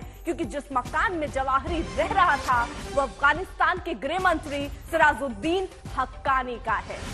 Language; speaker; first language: Hindi; native; Hindi